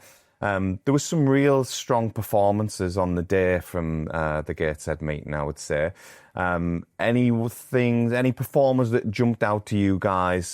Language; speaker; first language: English; native; English